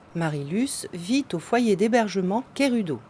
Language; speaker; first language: French; native; French